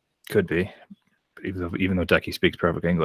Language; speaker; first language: English; native; English